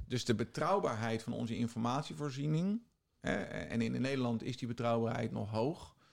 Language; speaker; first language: Dutch; native; Dutch